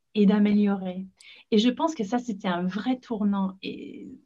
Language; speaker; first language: French; non-native, fluent; English